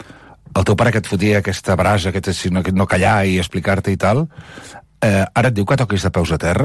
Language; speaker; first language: Catalan; native; Catalan